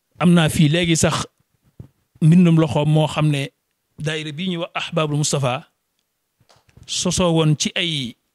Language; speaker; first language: Wolof; native; Wolof